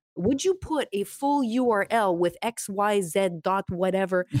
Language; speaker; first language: English; native; English